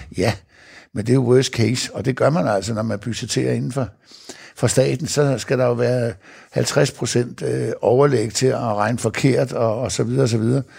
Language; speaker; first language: Danish; native; Danish